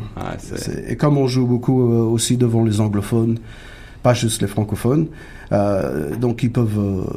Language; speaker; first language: French; native; French